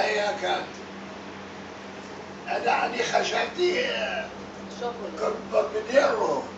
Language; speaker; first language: Hebrew; non-native, learner; Arabic